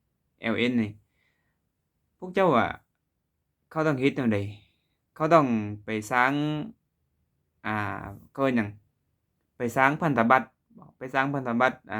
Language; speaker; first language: Thai; non-native, local second language; Lao